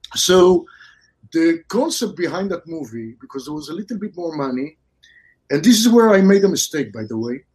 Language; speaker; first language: English; non-native, fluent; Hebrew